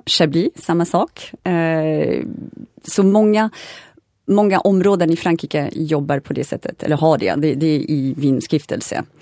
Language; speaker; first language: Swedish; non-native, fluent; French